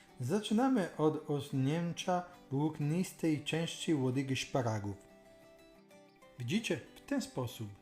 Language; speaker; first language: Polish; non-native, learner; Italian